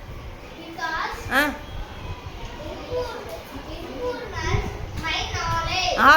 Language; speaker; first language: English; non-native, learner; Tamil